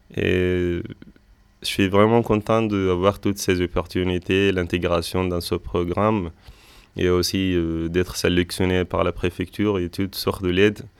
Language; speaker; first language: French; non-native, fluent; Arabic